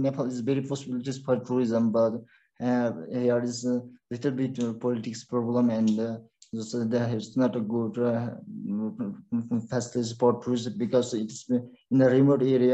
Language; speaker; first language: English; non-native, learner; Sherpa